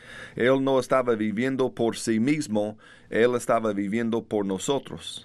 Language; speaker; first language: Spanish; non-native, learner; English